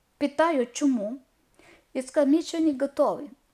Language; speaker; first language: Ukrainian; non-native, learner; Malayalam